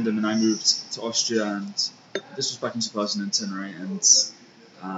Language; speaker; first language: English; native; English